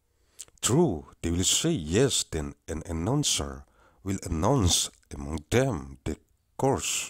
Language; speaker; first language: English; non-native, learner; Indonesian